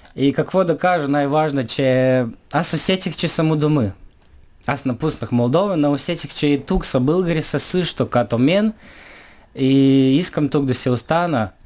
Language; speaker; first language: Bulgarian; early bilingual, heritage; Bulgarian